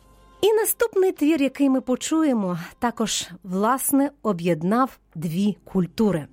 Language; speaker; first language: Ukrainian; native; Ukrainian